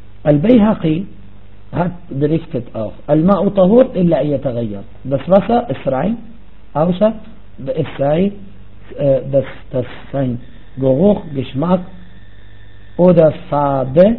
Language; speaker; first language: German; non-native, fluent; Arabic